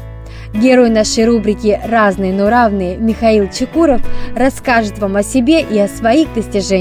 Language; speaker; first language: Russian; native; Russian